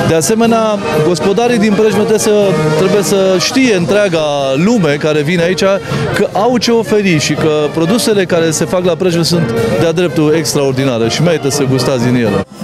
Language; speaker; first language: Romanian; native; Romanian